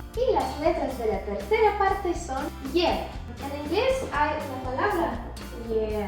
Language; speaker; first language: Spanish; non-native, fluent; Russian